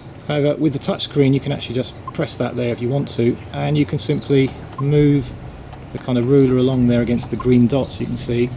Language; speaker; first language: English; native; English